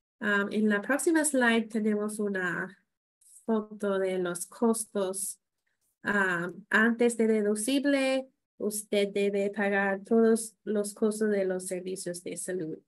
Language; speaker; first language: Spanish; non-native, fluent; English